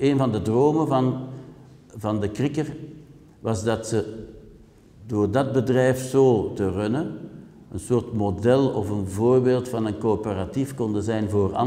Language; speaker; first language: Dutch; native; Dutch